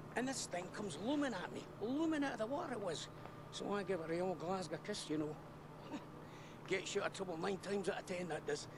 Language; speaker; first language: English; non-native, fluent; Norwegian